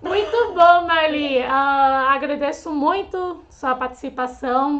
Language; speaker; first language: Portuguese; non-native, fluent; Chinese